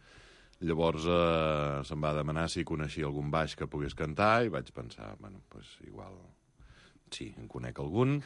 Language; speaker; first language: Catalan; native; Catalan